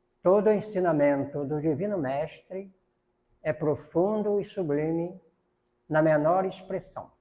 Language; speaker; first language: Portuguese; native; Portuguese